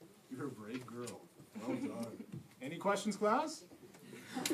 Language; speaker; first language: English; native; English